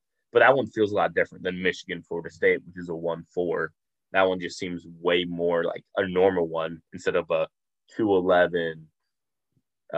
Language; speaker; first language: English; native; English